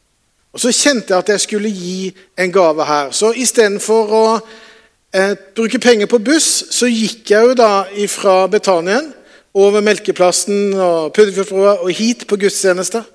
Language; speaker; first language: Norwegian; native; Norwegian